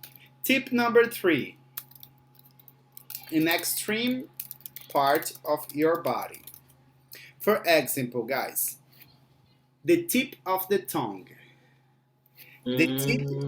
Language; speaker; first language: English; non-native, fluent; Portuguese